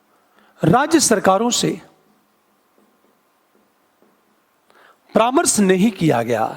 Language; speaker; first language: Hindi; native; Hindi